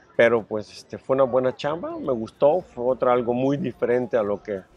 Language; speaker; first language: Spanish; native; Spanish